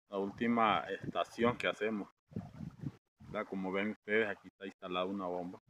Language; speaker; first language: Spanish; native; Spanish